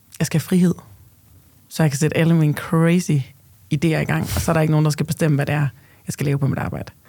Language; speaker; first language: Danish; native; Danish